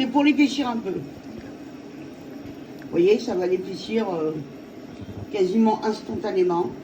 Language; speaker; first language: French; native; French